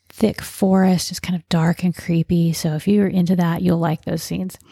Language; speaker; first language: English; native; English